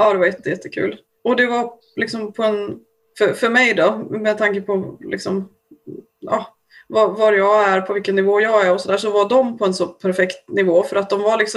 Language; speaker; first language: Swedish; native; Swedish